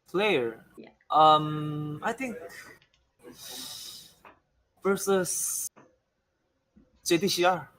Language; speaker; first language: English; non-native, learner; Korean